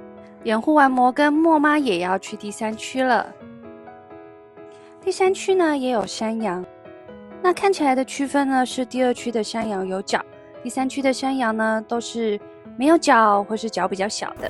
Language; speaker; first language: Chinese; native; Chinese